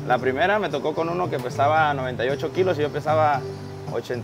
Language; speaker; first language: Spanish; native; Spanish